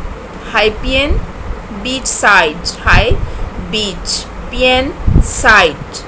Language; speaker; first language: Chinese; non-native, fluent; Urdu